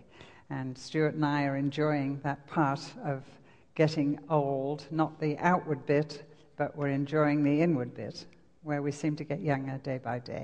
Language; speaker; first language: English; native; English